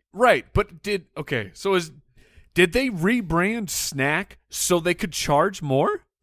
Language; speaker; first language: English; native; English